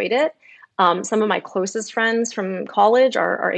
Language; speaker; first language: English; native; English